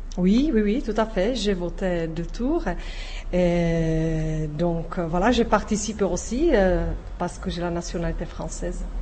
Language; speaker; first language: French; non-native, fluent; Czech